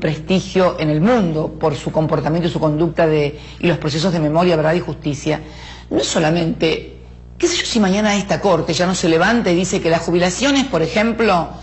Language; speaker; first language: Spanish; native; Spanish